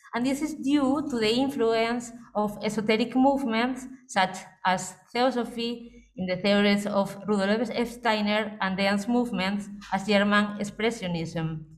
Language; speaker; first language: English; non-native, fluent; Spanish